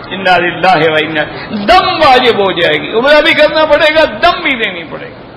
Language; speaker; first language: Urdu; native; Urdu